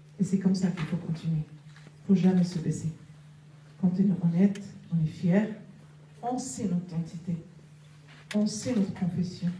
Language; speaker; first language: French; non-native, local second language; Arabic